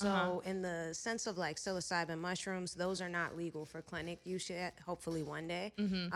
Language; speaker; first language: English; native; English